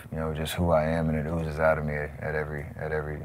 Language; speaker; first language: English; native; English